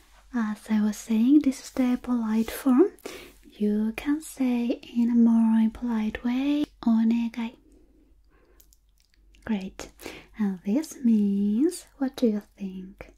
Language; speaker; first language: English; non-native, fluent; Spanish